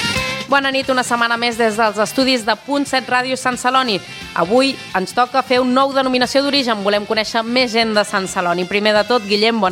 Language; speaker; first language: Catalan; native; Catalan